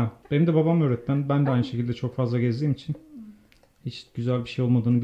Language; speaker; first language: Turkish; native; Turkish